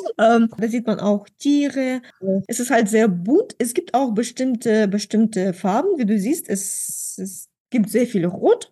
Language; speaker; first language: German; non-native, fluent; Ukrainian